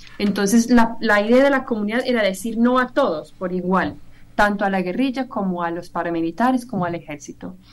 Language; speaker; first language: Spanish; non-native, fluent; English